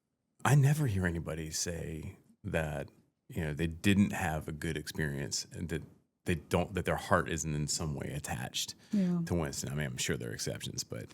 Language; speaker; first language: English; native; English